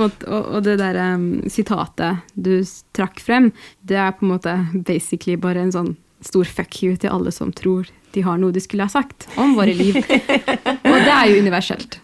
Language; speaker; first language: Norwegian; early bilingual, other home language; Arabic